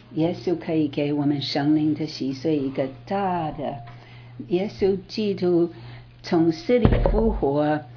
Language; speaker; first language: Chinese; non-native, fluent; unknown